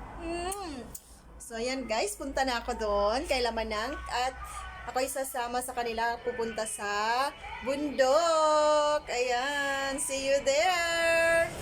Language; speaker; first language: Filipino; non-native, local second language; Cebuano